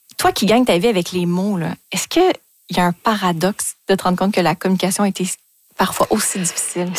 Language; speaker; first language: French; native; French